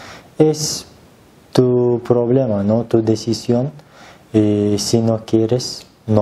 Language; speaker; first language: Spanish; non-native, learner; Turkish